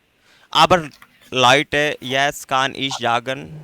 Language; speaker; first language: German; non-native, fluent; Hindi